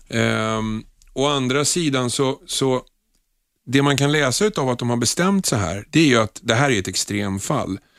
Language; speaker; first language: Swedish; native; Swedish